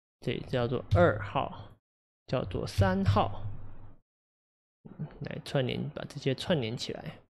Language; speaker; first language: Chinese; native; Chinese